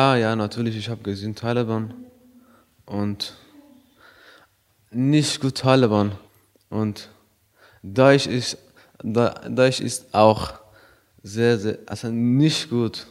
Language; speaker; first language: German; non-native, learner; Persian